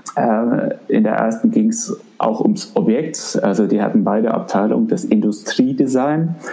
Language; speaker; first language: German; native; German